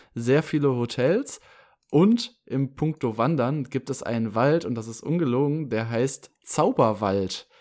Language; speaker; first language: German; native; German